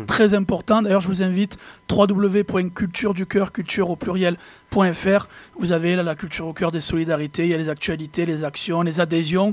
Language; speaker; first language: French; native; French